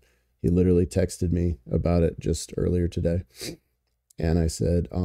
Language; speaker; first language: English; native; English